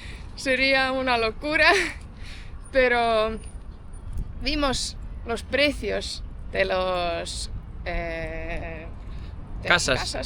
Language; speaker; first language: Spanish; non-native, fluent; Estonian